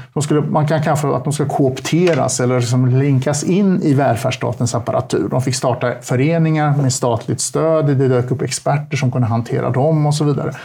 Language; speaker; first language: Swedish; early bilingual, other home language; Turkish